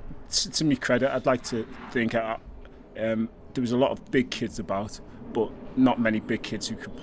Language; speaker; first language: English; native; English